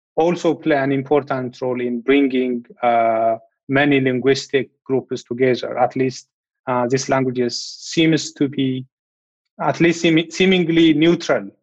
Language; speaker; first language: English; non-native, fluent; Amharic